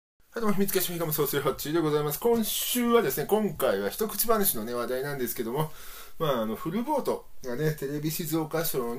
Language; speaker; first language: Japanese; native; Japanese